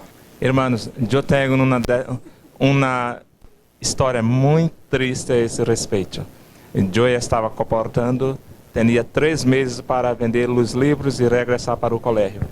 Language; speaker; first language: Spanish; non-native, fluent; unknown